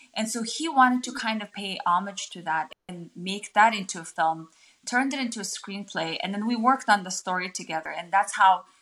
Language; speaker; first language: English; non-native, fluent; Mongolian